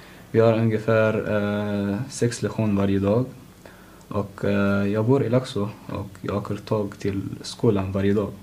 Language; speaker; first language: Swedish; non-native, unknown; Arabic